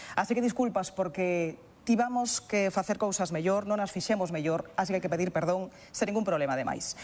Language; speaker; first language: Galician; non-native, local second language; Spanish